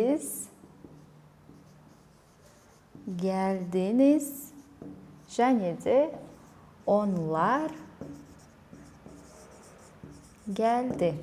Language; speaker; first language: Turkish; non-native, fluent; Kazakh